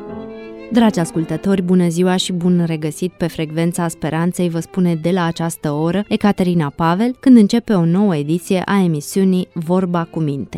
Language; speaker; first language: Romanian; native; Romanian